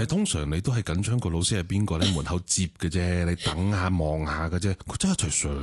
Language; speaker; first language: Cantonese; native; Cantonese